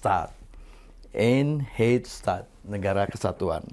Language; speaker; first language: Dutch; non-native, fluent; Indonesian